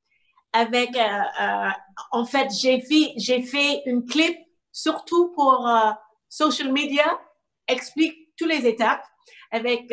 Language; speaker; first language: French; non-native, learner; English